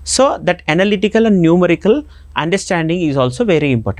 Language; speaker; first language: English; non-native, local second language; Telugu